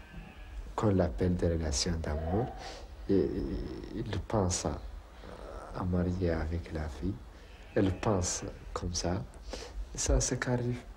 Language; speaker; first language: French; non-native, learner; Arabic